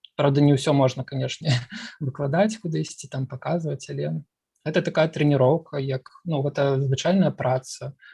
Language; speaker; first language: Belarusian; non-native, local second language; Russian